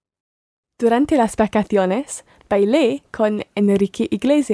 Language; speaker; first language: Spanish; non-native, learner; English